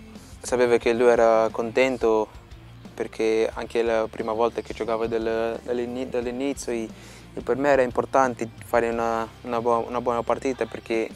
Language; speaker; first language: Italian; non-native, fluent; Portuguese